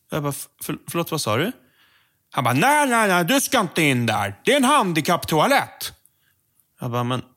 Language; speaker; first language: Swedish; native; Swedish